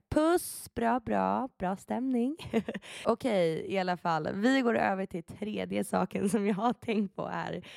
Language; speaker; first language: Swedish; early bilingual, other home language; Persian